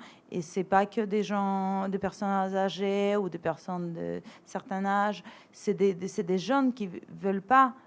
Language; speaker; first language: French; non-native, fluent; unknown